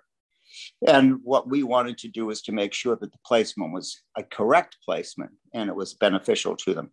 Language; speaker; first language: English; native; English